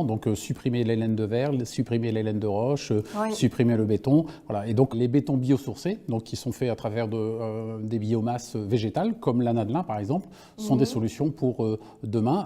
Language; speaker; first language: French; native; French